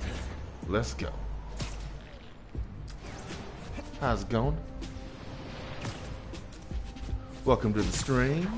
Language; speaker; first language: English; native; English